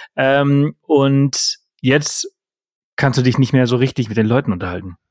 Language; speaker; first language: German; early bilingual, heritage; German